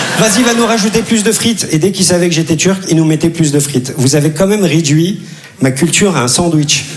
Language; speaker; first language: French; early bilingual, other home language; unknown